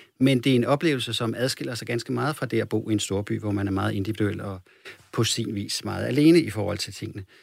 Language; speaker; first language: Danish; native; Danish